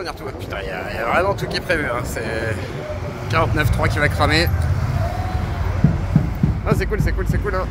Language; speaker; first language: French; native; French